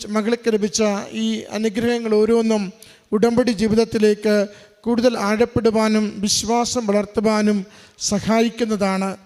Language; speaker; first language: Malayalam; native; Malayalam